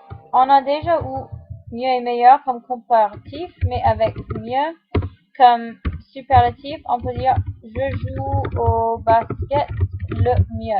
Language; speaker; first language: French; non-native, fluent; English